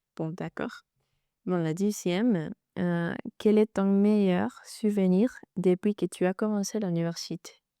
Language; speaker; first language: French; non-native, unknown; Spanish